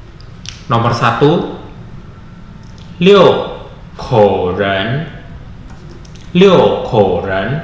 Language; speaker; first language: Chinese; non-native, fluent; Indonesian